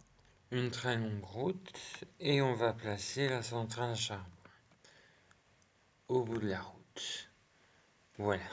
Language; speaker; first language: French; native; French